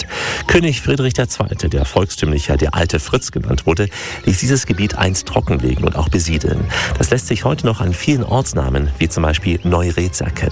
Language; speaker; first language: German; native; German